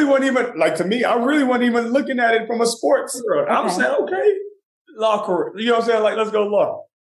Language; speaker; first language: English; native; English